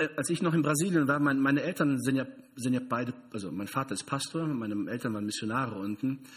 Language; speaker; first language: German; non-native, fluent; Portuguese